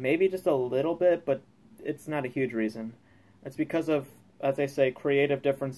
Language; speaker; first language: English; native; English